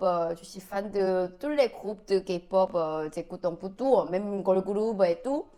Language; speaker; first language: French; non-native, learner; Korean